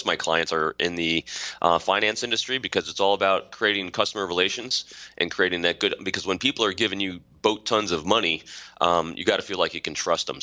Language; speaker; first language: English; native; English